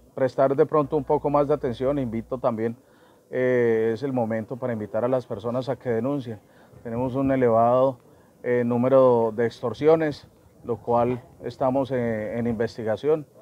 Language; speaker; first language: Spanish; native; Spanish